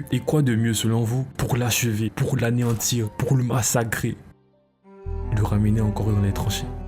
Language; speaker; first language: French; native; French